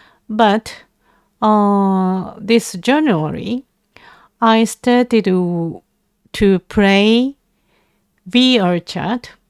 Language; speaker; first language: English; non-native, learner; Japanese